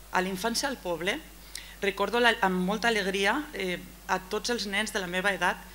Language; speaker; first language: Catalan; native; Catalan